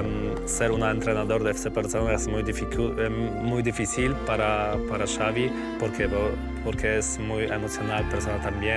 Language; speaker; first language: Spanish; non-native, learner; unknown